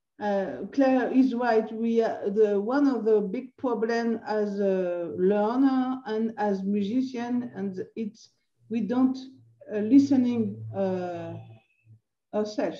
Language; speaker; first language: English; non-native, learner; French